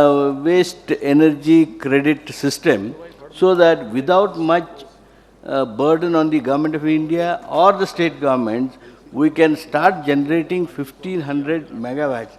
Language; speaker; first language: English; non-native, local second language; Kannada